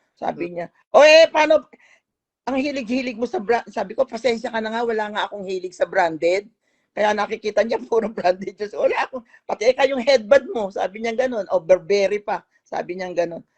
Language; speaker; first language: Filipino; native; Filipino